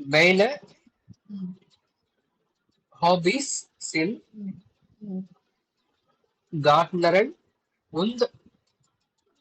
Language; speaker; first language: German; non-native, learner; Tamil